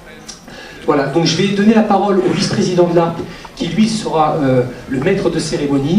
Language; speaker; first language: French; native; French